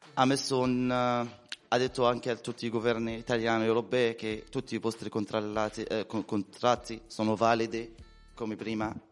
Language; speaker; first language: Italian; non-native, fluent; Arabic